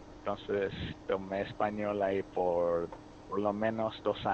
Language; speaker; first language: Spanish; early bilingual, heritage; Spanish